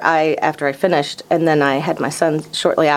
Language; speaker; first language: English; native; English